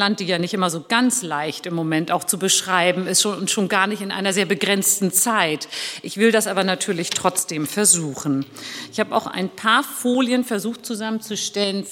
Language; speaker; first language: German; early bilingual, other home language; Turkish